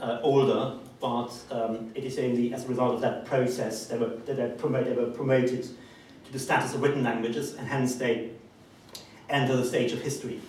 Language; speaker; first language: English; non-native, fluent; German